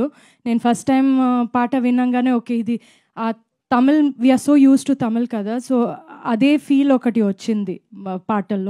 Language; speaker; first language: Telugu; non-native, fluent; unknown